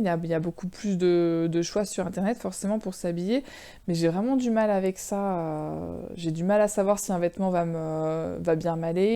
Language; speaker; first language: French; native; French